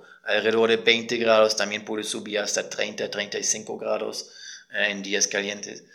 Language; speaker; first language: Spanish; non-native, fluent; German